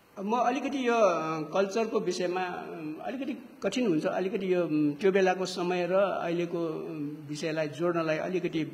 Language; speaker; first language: Nepali; non-native, local second language; Newari